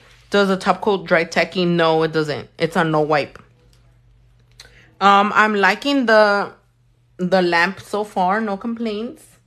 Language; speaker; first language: English; early bilingual, other home language; Spanish